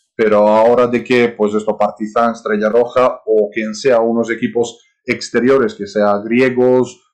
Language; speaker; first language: Spanish; non-native, fluent; Serbian